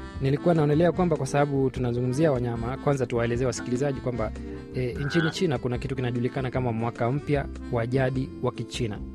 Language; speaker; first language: Swahili; native; Swahili